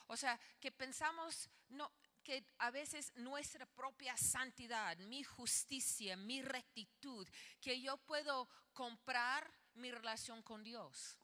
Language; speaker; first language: Spanish; non-native, fluent; English